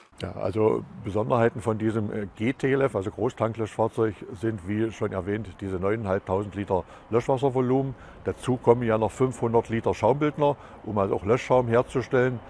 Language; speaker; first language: German; native; German